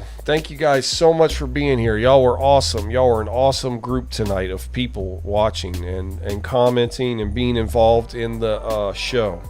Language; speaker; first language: English; native; English